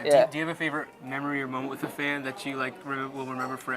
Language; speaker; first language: English; native; English